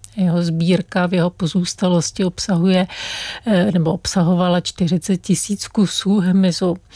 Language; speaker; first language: Czech; native; Czech